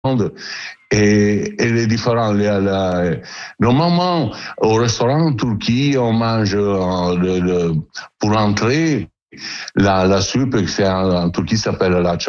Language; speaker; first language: French; non-native, learner; Italian